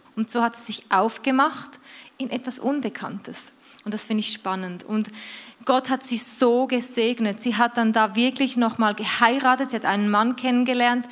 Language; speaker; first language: German; native; German